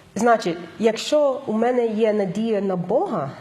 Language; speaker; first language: Ukrainian; non-native, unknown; English